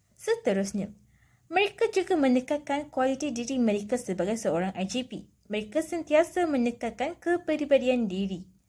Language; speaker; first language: Malay; non-native, local second language; Tamil